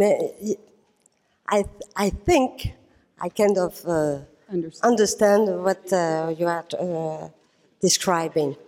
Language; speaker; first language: English; non-native, fluent; French